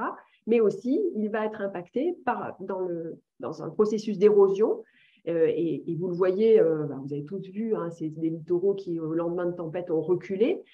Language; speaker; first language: French; native; French